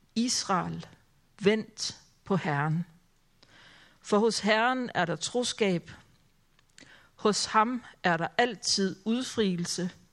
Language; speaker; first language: Danish; native; Danish